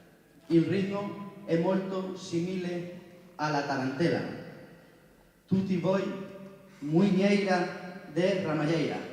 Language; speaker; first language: Italian; non-native, learner; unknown